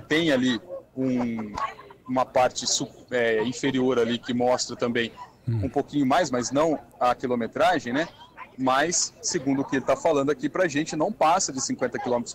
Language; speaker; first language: Portuguese; native; Portuguese